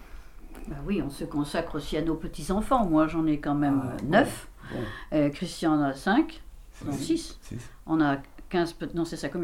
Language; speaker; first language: French; native; French